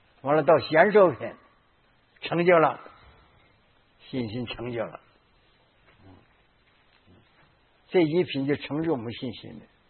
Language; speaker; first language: Chinese; native; Chinese